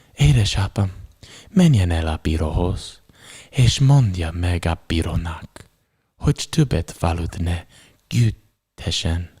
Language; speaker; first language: Hungarian; non-native, learner; English